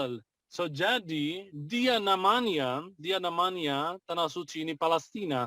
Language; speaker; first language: Indonesian; non-native, fluent; Arabic